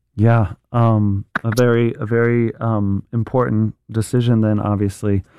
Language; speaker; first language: English; native; English